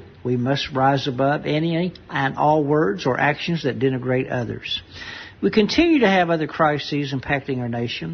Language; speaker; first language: English; native; English